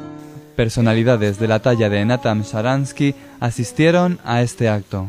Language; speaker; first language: Spanish; native; Spanish